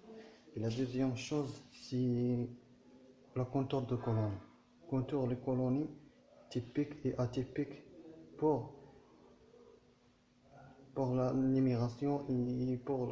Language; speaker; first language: French; non-native, learner; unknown